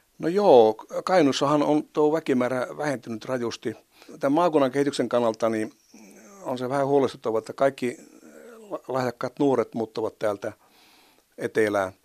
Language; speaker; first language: Finnish; native; Finnish